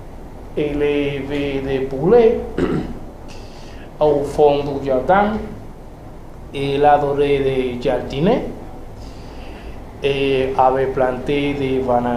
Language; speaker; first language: French; non-native, learner; Spanish